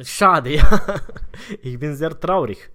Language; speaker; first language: German; non-native, fluent; Romanian